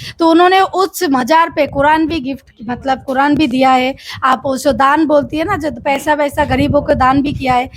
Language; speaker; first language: Hindi; non-native, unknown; Bangla